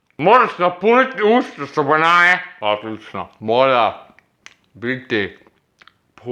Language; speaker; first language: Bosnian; non-native, learner; English